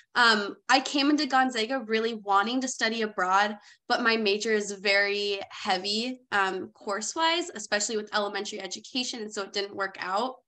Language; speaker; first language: English; native; English